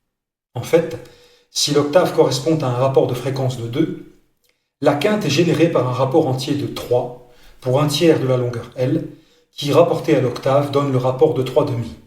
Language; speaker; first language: French; native; French